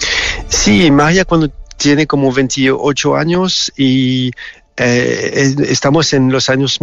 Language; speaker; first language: Spanish; non-native, learner; French